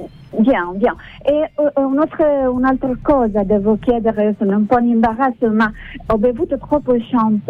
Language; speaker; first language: Italian; non-native, learner; French